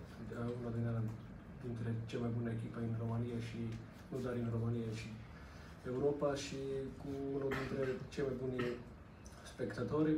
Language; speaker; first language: Romanian; non-native, learner; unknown